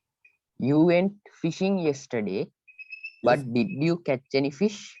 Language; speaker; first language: English; non-native, learner; Sinhala